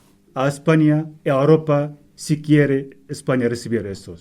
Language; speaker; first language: Spanish; non-native, fluent; Arabic